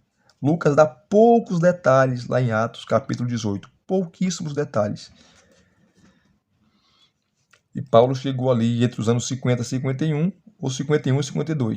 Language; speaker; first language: Portuguese; native; Portuguese